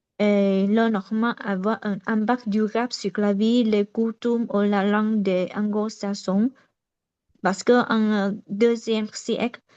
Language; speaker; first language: French; non-native, learner; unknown